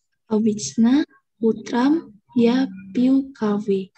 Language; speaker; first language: Russian; non-native, learner; Indonesian